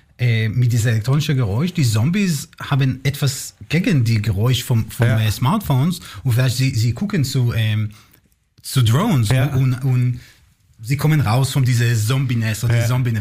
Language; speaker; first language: German; non-native, learner; Hebrew